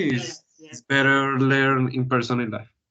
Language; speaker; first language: English; non-native, learner; Spanish